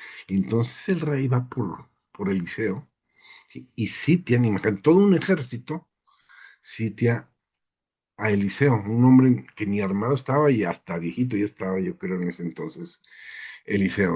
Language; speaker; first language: Spanish; native; Spanish